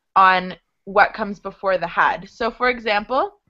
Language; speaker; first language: English; native; English